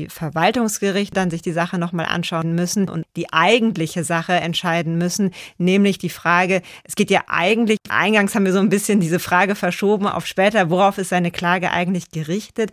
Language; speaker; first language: German; native; German